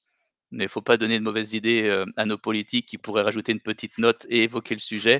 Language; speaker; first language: French; native; French